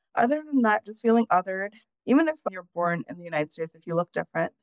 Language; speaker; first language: English; native; English